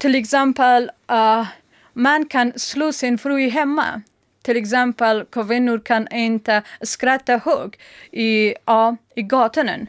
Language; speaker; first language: Swedish; non-native, learner; Persian